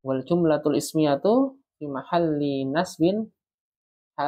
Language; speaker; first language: Arabic; non-native, learner; Indonesian